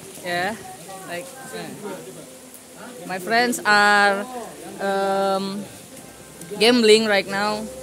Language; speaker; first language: English; non-native, learner; Indonesian